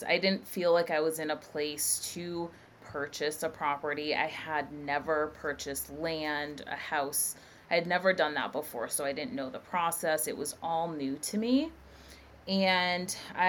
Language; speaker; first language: English; native; English